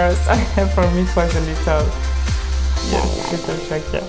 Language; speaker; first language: English; non-native, fluent; French